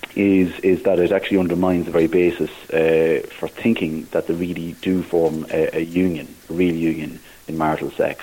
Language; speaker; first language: English; native; English